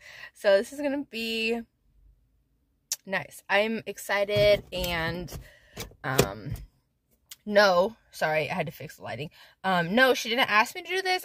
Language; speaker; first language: English; native; English